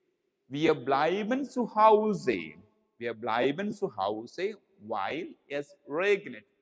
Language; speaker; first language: German; non-native, learner; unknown